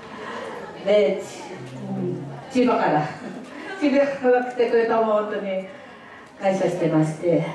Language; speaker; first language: Japanese; non-native, fluent; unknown